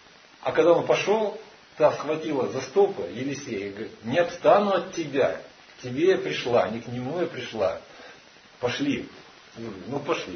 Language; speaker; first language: Russian; native; Russian